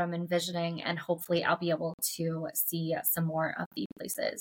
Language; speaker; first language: English; native; English